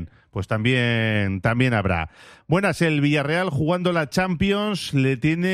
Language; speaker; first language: Spanish; native; Spanish